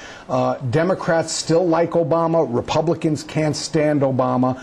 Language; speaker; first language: English; native; English